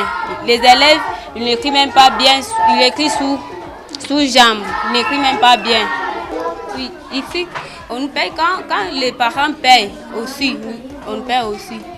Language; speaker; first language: French; non-native, local second language; Swahili